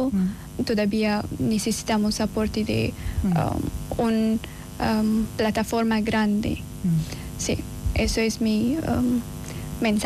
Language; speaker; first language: Spanish; non-native, learner; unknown